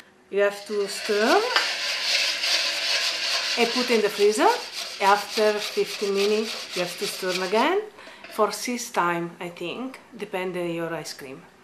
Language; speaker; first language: English; non-native, learner; Italian